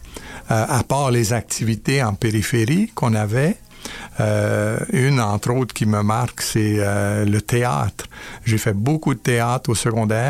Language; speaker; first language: French; native; French